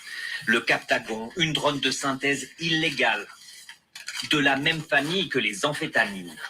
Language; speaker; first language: French; native; French